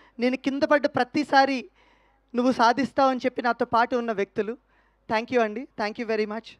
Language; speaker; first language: Telugu; native; Telugu